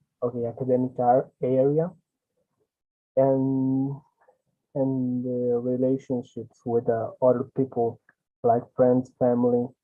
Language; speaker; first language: English; non-native, learner; Spanish